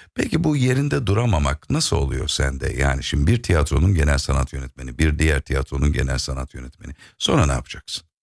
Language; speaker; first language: Turkish; native; Turkish